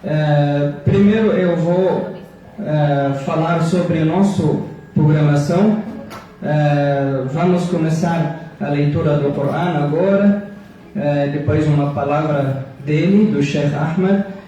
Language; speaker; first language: Portuguese; non-native, fluent; Arabic